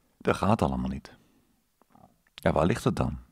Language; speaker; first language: Dutch; native; Dutch